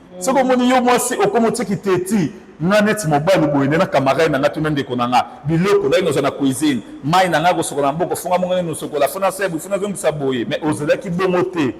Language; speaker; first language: Lingala; non-native, local second language; Kongo